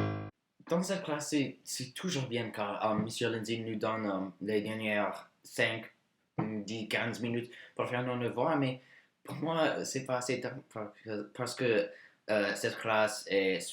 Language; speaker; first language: French; non-native, learner; English